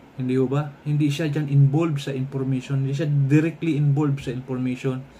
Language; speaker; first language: Filipino; non-native, local second language; Cebuano